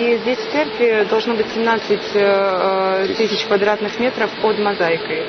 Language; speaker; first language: Russian; native; Russian